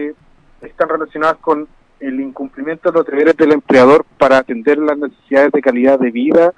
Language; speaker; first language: Spanish; native; Spanish